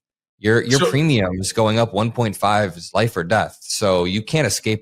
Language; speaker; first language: English; native; English